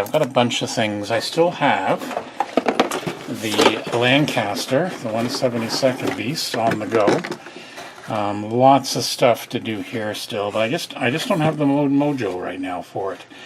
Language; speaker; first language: English; native; English